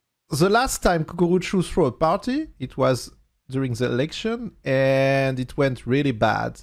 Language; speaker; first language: English; non-native, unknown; French